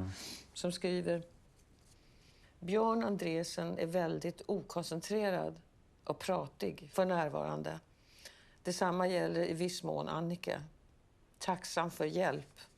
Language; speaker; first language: Swedish; native; Swedish